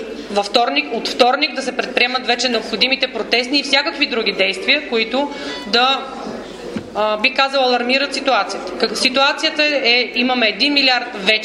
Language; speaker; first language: Bulgarian; native; Bulgarian